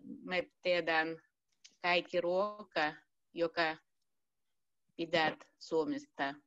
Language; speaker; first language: Finnish; non-native, learner; Russian